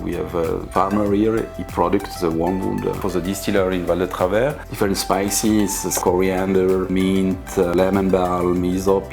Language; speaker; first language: English; non-native, learner; French